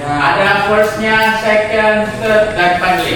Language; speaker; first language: English; non-native, fluent; Indonesian